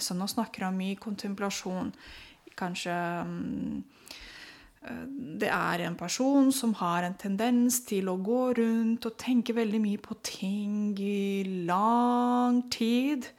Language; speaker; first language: Norwegian; non-native, fluent; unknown